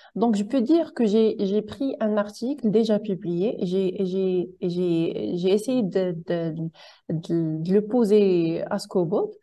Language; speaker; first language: French; non-native, local second language; Arabic